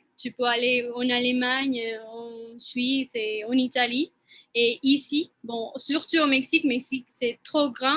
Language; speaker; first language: French; non-native, fluent; Spanish